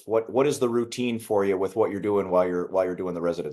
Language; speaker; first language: English; native; English